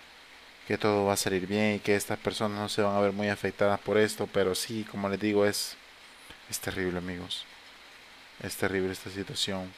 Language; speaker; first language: Spanish; native; Spanish